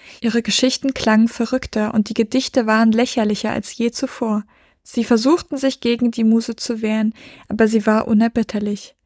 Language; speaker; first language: German; native; German